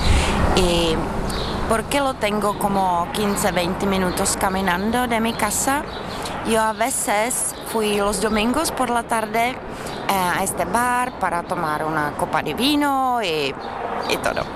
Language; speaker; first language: Spanish; non-native, fluent; Czech